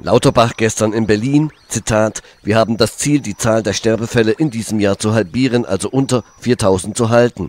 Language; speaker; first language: German; native; German